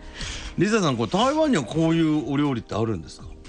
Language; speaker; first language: Japanese; native; Japanese